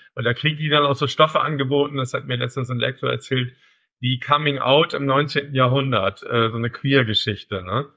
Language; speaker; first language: German; native; German